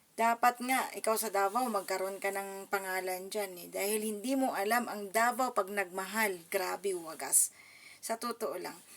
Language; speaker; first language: Filipino; non-native, local second language; Cebuano